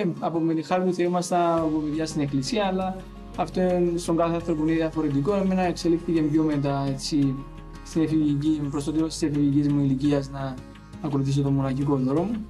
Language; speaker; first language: Greek; non-native, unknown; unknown